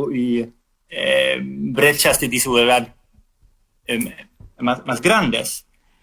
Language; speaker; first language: Spanish; non-native, fluent; Swedish